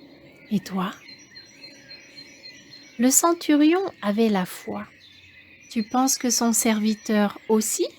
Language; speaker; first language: French; native; French